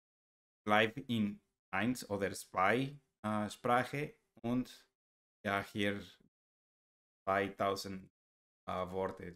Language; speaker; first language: German; non-native, learner; Spanish